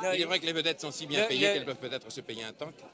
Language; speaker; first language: French; native; French